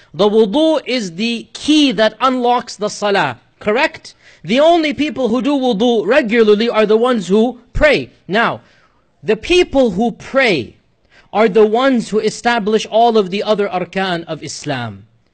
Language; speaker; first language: English; native; English